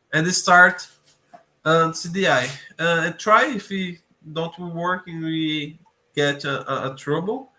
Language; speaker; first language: English; non-native, learner; Portuguese